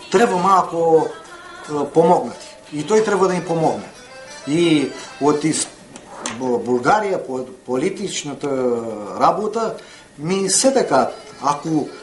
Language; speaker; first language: Bulgarian; early bilingual, heritage; Bulgarian